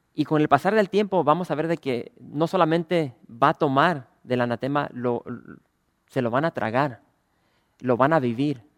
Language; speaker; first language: Spanish; early bilingual, other home language; English